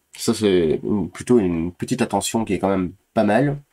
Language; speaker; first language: French; native; French